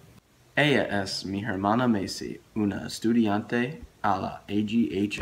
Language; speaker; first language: Spanish; non-native, learner; English